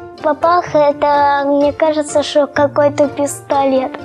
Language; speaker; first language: Russian; native; Russian